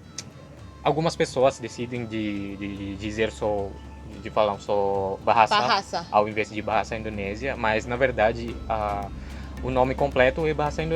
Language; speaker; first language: Portuguese; non-native, fluent; Indonesian